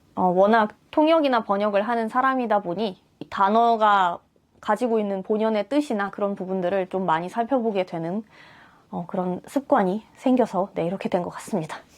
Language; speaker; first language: Korean; non-native, fluent; Russian